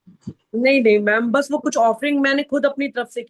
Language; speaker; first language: Hindi; native; Hindi